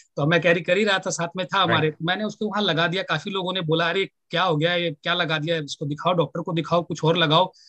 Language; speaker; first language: Hindi; native; Hindi